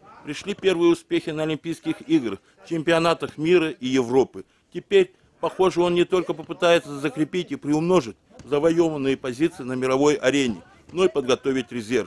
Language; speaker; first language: Russian; native; Russian